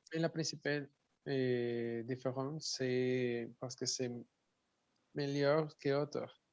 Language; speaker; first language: French; non-native, learner; Spanish